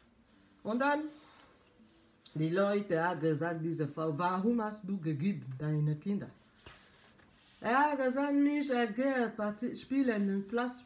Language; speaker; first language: German; non-native, learner; French